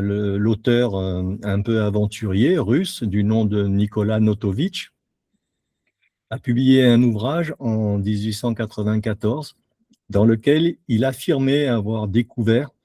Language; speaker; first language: French; native; French